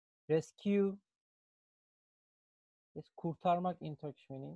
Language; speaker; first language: English; non-native, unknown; Turkish